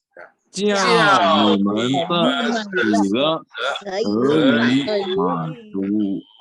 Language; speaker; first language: Chinese; early bilingual, heritage; Chinese